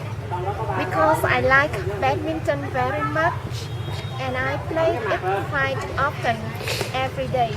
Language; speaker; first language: English; non-native, learner; Vietnamese